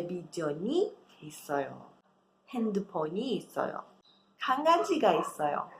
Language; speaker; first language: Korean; non-native, fluent; Portuguese